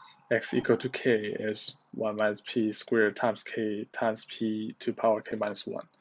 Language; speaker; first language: English; non-native, learner; Chinese